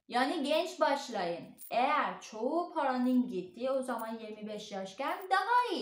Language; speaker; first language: Turkish; non-native, learner; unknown